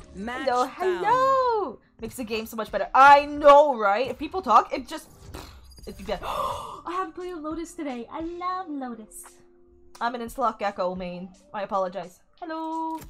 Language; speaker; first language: English; native; English